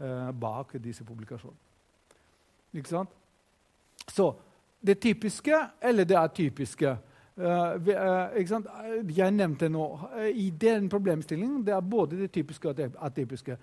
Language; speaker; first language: Norwegian; non-native, fluent; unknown